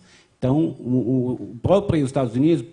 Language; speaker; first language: Portuguese; non-native, fluent; Arabic